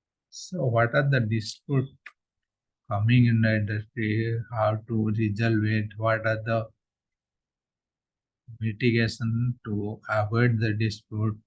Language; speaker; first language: English; non-native, local second language; Odia